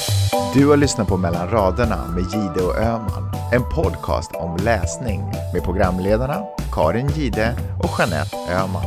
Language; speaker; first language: Swedish; native; Swedish